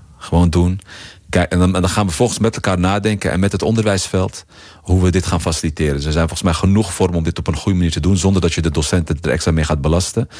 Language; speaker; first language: Dutch; early bilingual, other home language; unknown